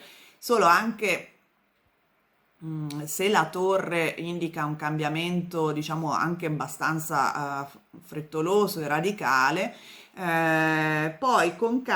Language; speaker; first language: Italian; native; Italian